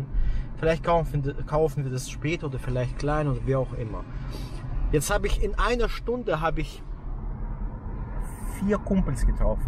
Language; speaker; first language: German; native; German